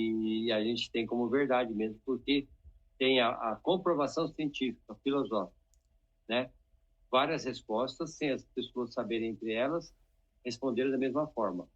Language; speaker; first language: Portuguese; native; Portuguese